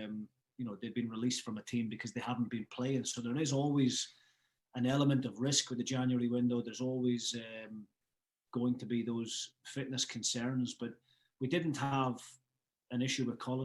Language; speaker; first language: English; native; English